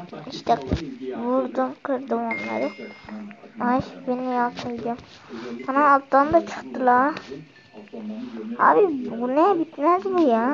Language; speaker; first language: Turkish; native; Turkish